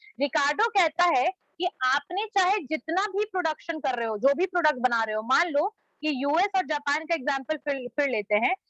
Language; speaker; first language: Hindi; native; Hindi